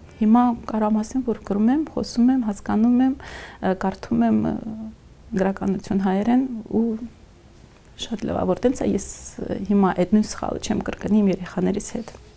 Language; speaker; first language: Armenian; native; Armenian